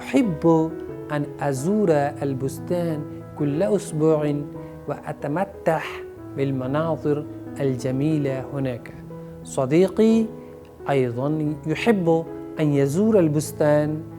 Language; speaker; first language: Arabic; non-native, fluent; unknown